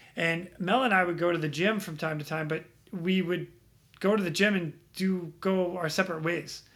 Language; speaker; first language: English; native; English